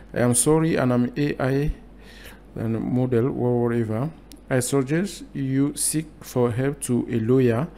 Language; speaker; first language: English; non-native, local second language; French